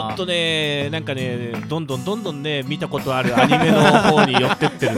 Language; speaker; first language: Japanese; native; Japanese